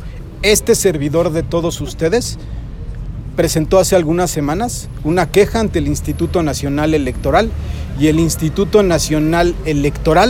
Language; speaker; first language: Spanish; native; Spanish